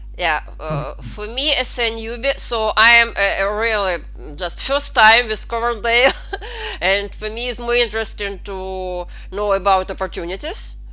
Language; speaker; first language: English; non-native, fluent; Russian